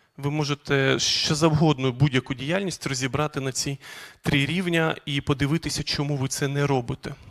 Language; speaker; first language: Ukrainian; non-native, local second language; Russian